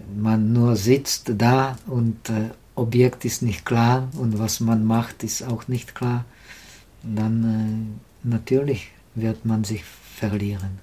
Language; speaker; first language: German; non-native, learner; Czech